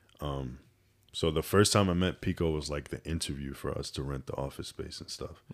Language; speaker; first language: English; native; English